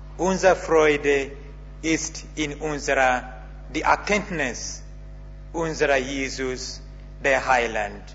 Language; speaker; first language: German; non-native, learner; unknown